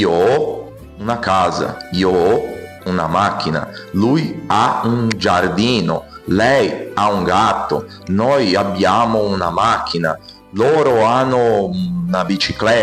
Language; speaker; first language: Italian; non-native, fluent; Portuguese